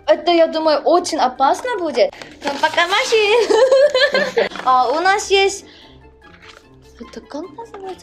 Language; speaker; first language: Russian; non-native, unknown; Korean